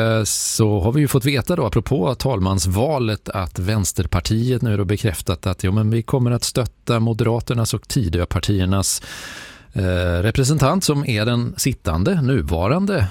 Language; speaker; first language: Swedish; native; Swedish